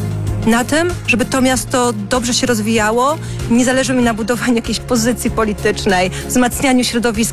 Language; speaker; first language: Polish; native; Polish